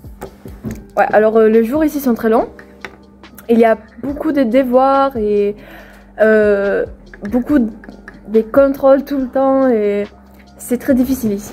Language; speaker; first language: French; non-native, fluent; Swedish